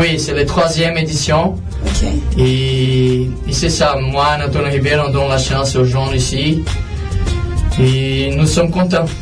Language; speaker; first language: French; non-native, learner; Portuguese